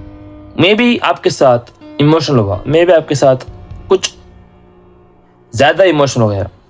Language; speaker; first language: Hindi; non-native, local second language; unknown